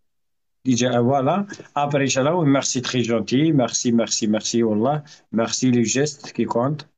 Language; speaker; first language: French; non-native, learner; Arabic